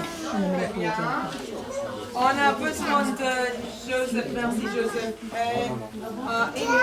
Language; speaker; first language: French; non-native, fluent; English